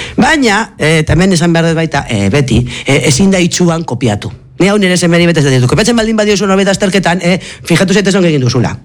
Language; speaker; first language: Basque; non-native, local second language; Spanish